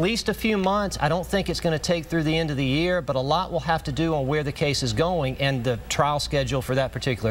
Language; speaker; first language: English; native; English